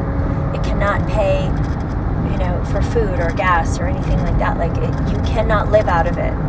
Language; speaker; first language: English; native; English